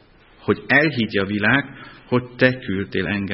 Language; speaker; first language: Hungarian; non-native, fluent; German